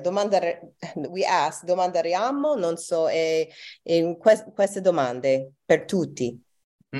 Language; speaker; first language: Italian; non-native, learner; English